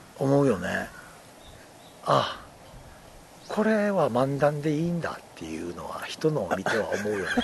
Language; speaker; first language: Japanese; native; Japanese